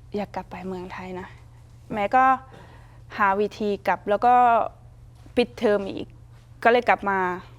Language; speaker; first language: Thai; non-native, fluent; Luxembourgish